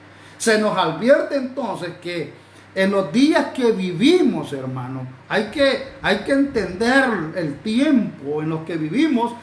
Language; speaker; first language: Spanish; native; Spanish